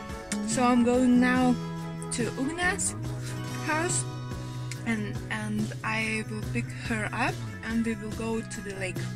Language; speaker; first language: English; non-native, learner; Lithuanian